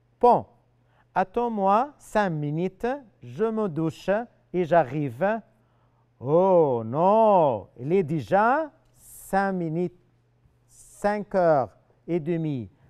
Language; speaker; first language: French; non-native, fluent; Arabic